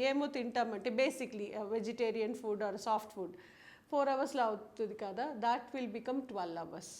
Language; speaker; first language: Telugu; non-native, local second language; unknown